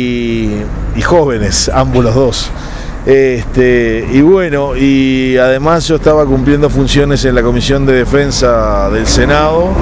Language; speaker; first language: Spanish; native; Spanish